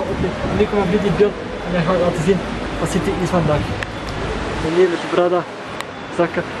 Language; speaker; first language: Dutch; non-native, local second language; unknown